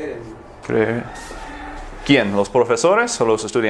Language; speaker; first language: Spanish; non-native, fluent; English